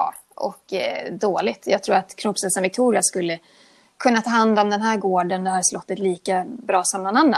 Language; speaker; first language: Swedish; native; Swedish